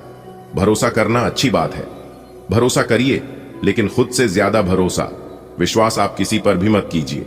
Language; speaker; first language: Hindi; native; Hindi